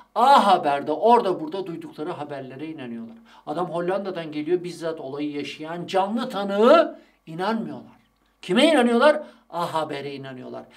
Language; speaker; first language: Turkish; native; Turkish